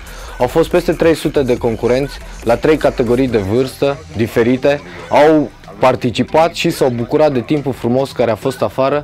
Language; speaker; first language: Romanian; native; Romanian